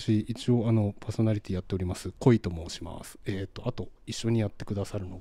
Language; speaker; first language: Japanese; native; Japanese